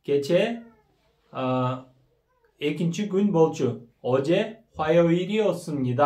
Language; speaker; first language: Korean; non-native, fluent; Kyrgyz